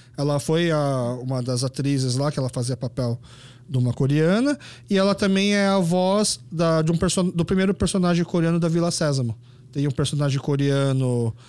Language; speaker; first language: Portuguese; early bilingual, other home language; Korean